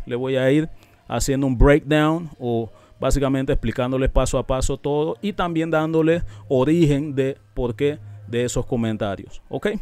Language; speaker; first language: Spanish; non-native, local second language; English